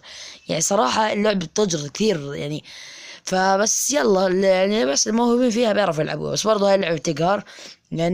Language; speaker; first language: Arabic; native; Arabic